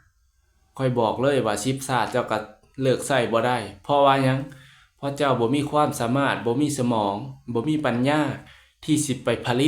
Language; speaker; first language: Thai; non-native, local second language; Lao